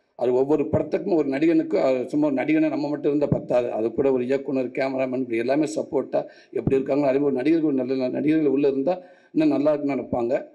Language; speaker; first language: Tamil; native; Tamil